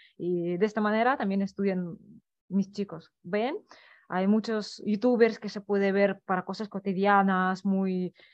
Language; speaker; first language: Spanish; non-native, fluent; Russian